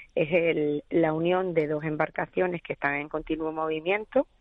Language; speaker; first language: Spanish; native; Spanish